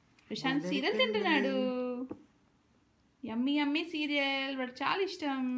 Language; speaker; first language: Telugu; native; Telugu